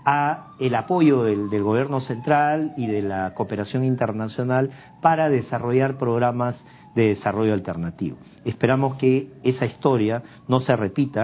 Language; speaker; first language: Spanish; native; Spanish